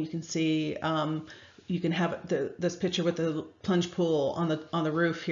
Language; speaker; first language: English; native; English